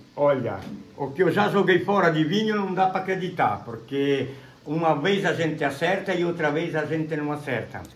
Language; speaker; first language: Portuguese; native; Portuguese